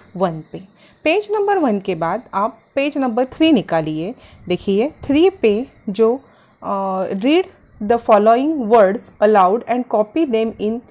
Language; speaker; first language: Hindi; non-native, local second language; Marathi